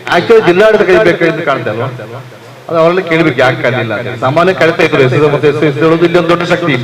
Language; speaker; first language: Kannada; native; Kannada